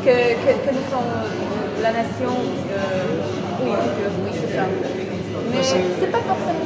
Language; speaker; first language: French; non-native, fluent; Polish